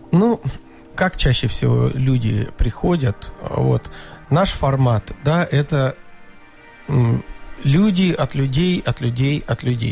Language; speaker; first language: Russian; native; Russian